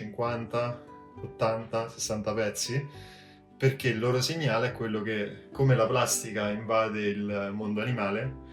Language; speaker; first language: Italian; native; Italian